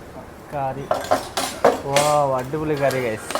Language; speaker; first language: Malayalam; non-native, learner; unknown